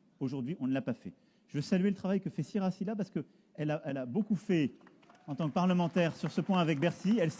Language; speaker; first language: French; native; French